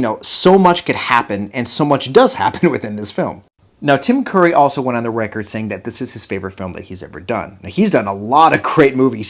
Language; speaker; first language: English; native; English